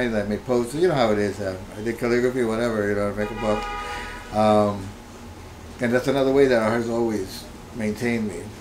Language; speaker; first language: English; early bilingual, other home language; Spanish